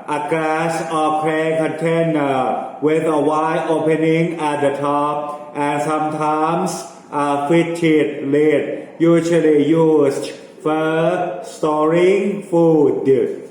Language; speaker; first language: English; non-native, fluent; Thai